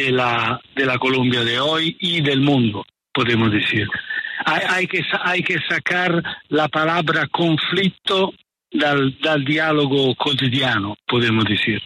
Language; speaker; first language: Spanish; non-native, fluent; Italian